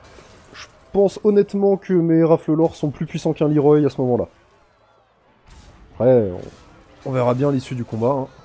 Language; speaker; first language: French; native; French